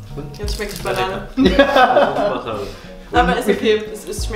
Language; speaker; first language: German; non-native, learner; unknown